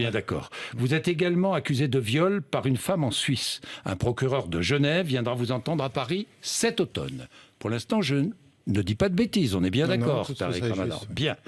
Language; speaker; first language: French; native; French